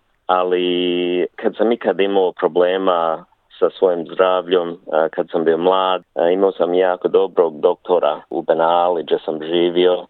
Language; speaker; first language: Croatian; early bilingual, heritage; Bosnian